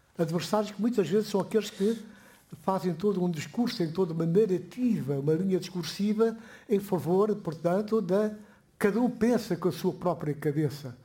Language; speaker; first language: Portuguese; non-native, local second language; Upper Guinea Crioulo